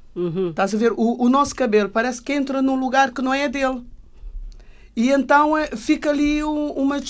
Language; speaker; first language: Portuguese; non-native, local second language; Kabuverdianu